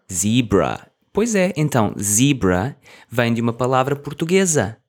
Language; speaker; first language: Portuguese; native; Portuguese